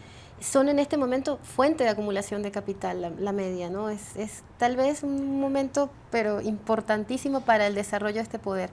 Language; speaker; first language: Spanish; native; Spanish